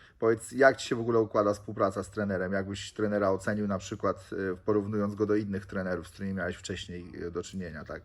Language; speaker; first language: Polish; native; Polish